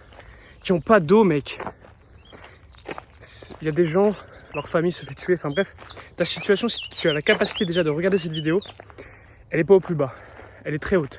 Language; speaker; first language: French; native; French